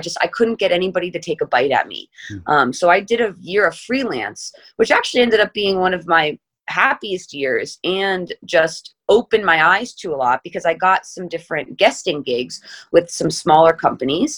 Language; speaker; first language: English; native; English